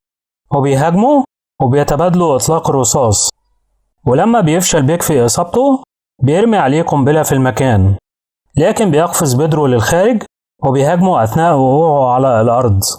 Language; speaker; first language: Arabic; native; Arabic